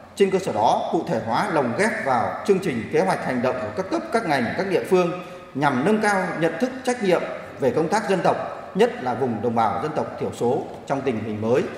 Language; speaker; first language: Vietnamese; non-native, local second language; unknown